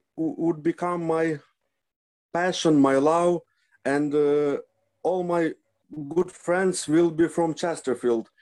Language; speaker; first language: English; non-native, learner; Ukrainian